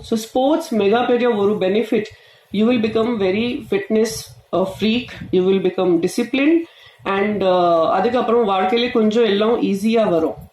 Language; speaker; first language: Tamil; non-native, fluent; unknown